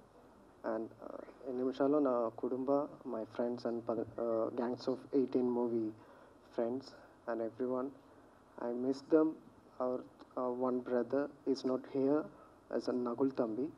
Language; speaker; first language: Telugu; non-native, learner; Malayalam